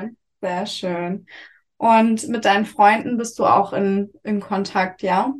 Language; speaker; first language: German; native; German